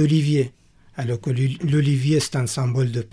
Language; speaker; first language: French; non-native, fluent; Kurdish